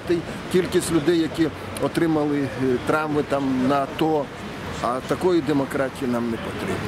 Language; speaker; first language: Ukrainian; native; Ukrainian